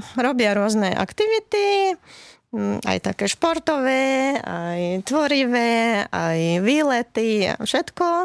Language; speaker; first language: Slovak; non-native, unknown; Russian